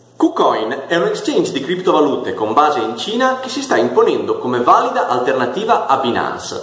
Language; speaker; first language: Italian; native; Italian